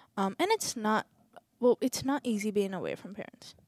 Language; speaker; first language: English; non-native, local second language; Telugu